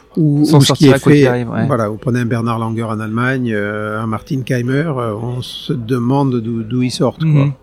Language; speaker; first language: French; native; French